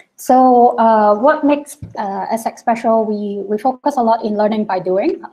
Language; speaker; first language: English; non-native, local second language; Cantonese